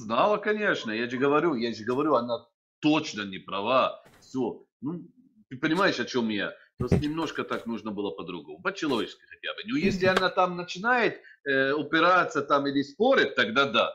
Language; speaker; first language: Russian; non-native, fluent; Arabic